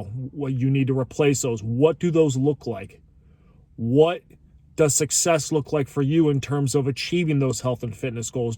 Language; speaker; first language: English; native; English